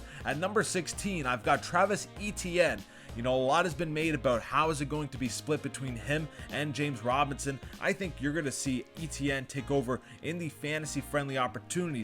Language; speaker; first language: English; native; English